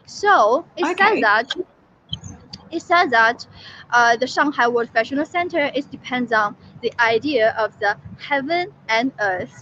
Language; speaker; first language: English; non-native, fluent; Chinese